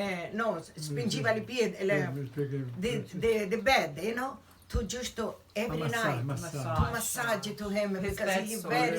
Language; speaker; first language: English; non-native, learner; Italian